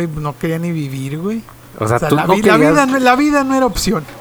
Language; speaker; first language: Spanish; native; Spanish